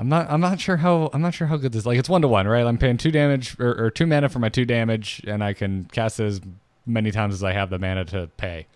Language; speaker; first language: English; native; English